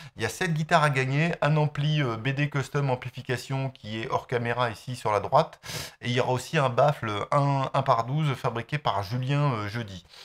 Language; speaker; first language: French; native; French